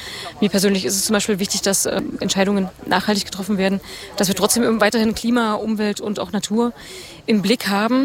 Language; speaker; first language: German; native; German